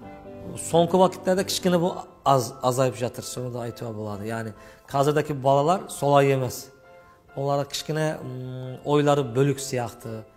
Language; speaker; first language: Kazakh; non-native, learner; Turkish